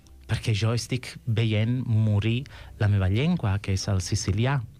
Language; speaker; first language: Catalan; non-native, fluent; Sicilian